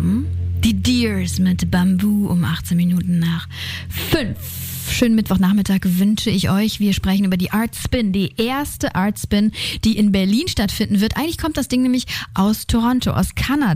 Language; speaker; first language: German; native; German